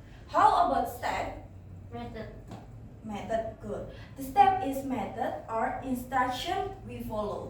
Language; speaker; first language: English; non-native, learner; Indonesian